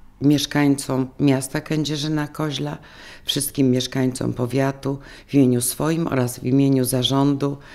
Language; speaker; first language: Polish; native; Polish